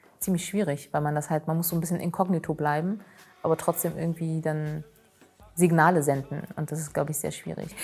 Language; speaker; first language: German; early bilingual, other home language; Turkish